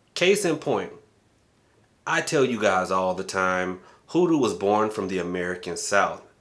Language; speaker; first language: English; native; English